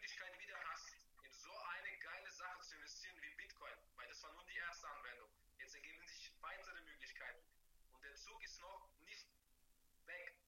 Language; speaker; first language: German; non-native, fluent; Bulgarian